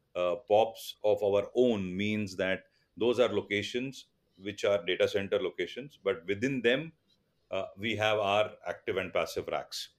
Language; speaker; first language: English; non-native, local second language; Tulu